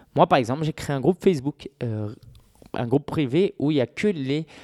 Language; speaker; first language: French; native; French